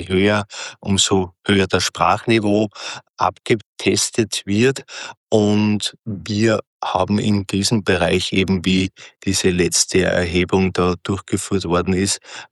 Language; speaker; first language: German; native; German